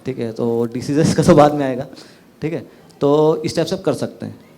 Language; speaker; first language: Hindi; non-native, local second language; Marathi